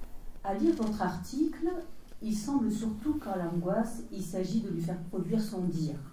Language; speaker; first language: French; native; French